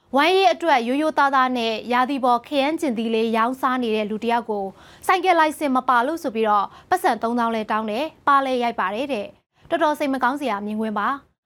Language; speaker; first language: Burmese; native; Burmese